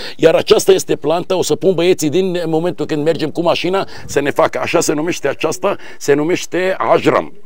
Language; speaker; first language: Romanian; non-native, fluent; Arabic